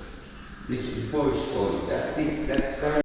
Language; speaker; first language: English; non-native, learner; Sinhala